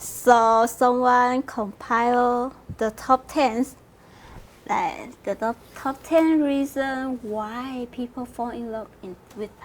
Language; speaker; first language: English; non-native, learner; Vietnamese